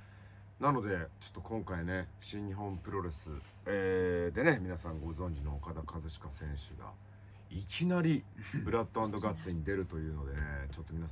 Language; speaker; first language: Japanese; native; Japanese